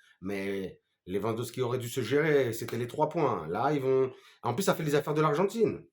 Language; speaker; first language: French; native; French